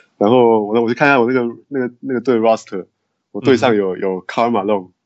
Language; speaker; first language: Chinese; native; Chinese